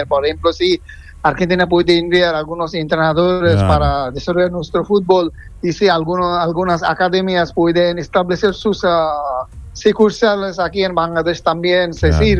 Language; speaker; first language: Spanish; non-native, fluent; Bangla